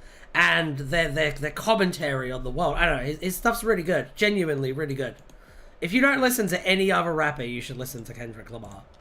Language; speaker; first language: English; native; English